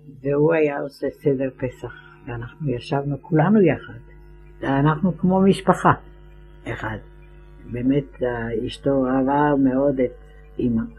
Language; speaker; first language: Hebrew; non-native, fluent; Ladino